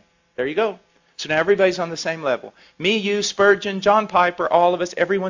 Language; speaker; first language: English; native; English